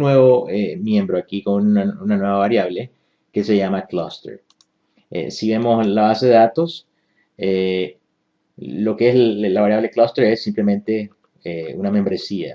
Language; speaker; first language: Spanish; native; Spanish